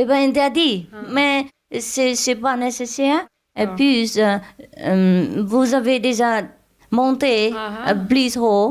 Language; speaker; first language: French; non-native, learner; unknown